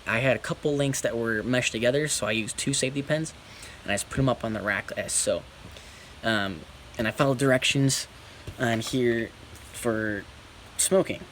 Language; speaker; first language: English; native; English